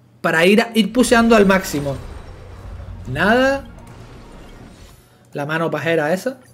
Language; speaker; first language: Spanish; native; Spanish